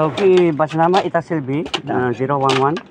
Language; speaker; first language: Arabic; non-native, learner; Malay